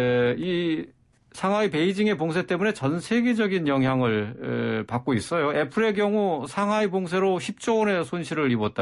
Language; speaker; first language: Korean; native; Korean